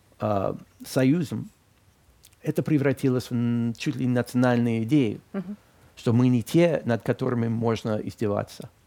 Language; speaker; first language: Russian; non-native, fluent; English